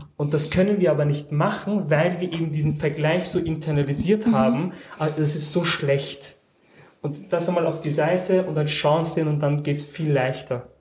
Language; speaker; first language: German; early bilingual, other home language; Turkish